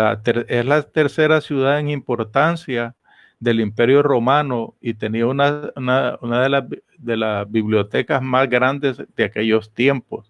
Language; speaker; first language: Spanish; native; Spanish